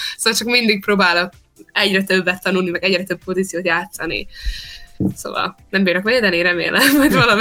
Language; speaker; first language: Hungarian; early bilingual, heritage; Hungarian